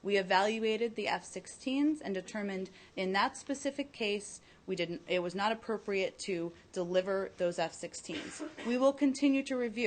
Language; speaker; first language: English; native; English